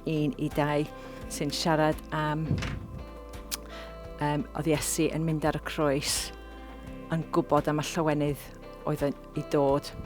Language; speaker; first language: Welsh; non-native, local second language; English